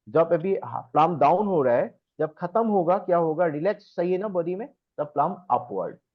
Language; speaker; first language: Hindi; non-native, local second language; Assamese